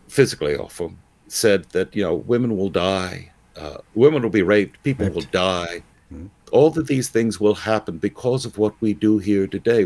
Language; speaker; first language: English; native; English